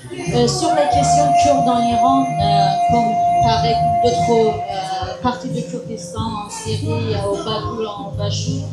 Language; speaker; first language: French; non-native, fluent; Kurdish